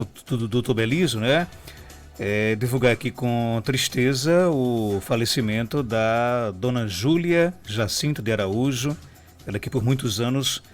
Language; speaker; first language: Portuguese; native; Portuguese